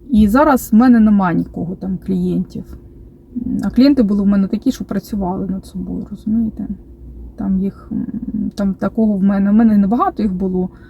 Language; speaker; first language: Ukrainian; non-native, local second language; Russian